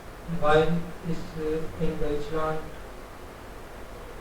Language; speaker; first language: German; non-native, learner; Hindi